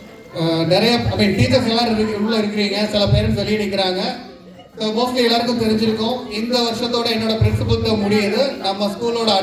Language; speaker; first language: Tamil; native; Tamil